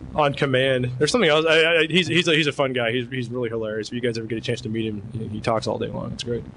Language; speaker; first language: English; native; English